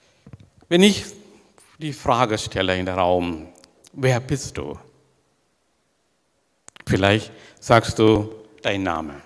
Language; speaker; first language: German; non-native, learner; Sinhala